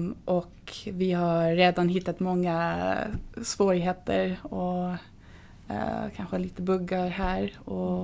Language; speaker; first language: Swedish; non-native, fluent; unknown